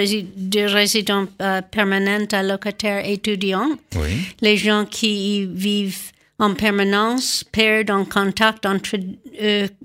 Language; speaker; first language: French; non-native, learner; English